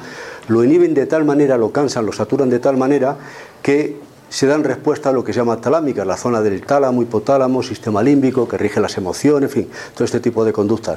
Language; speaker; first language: Spanish; native; Spanish